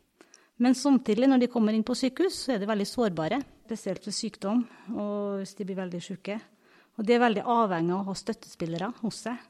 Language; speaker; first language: Norwegian; native; Norwegian